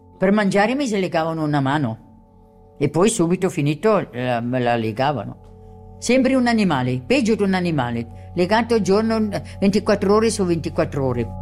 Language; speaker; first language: Italian; non-native, local second language; German